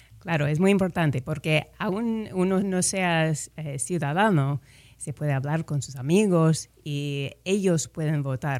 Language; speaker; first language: Spanish; non-native, fluent; English